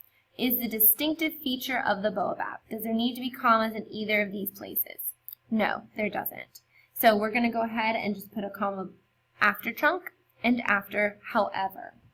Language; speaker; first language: English; native; English